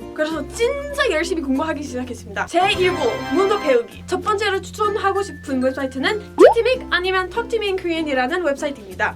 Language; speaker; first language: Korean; non-native, fluent; English